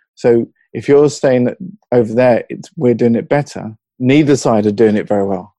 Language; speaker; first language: English; native; English